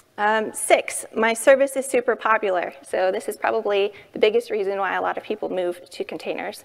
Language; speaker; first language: English; native; English